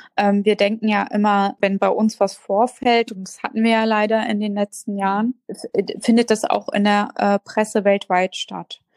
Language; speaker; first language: German; native; German